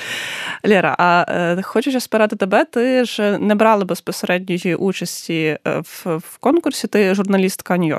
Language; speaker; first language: Ukrainian; native; Ukrainian